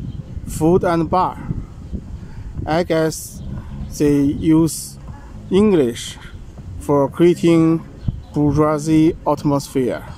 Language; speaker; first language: English; non-native, learner; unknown